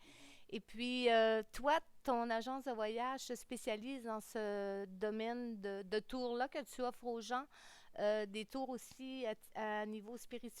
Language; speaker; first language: French; native; French